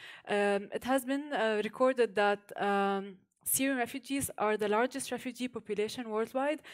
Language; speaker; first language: English; non-native, fluent; Arabic